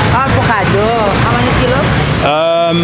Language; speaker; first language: English; non-native, learner; Indonesian